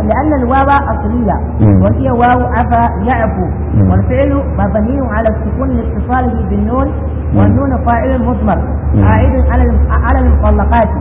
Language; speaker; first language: Arabic; non-native, fluent; Hausa